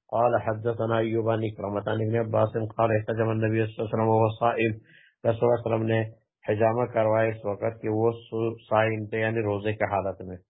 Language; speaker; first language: Urdu; non-native, local second language; Pashto